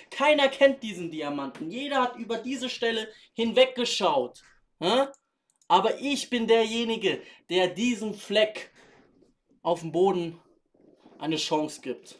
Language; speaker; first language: German; native; German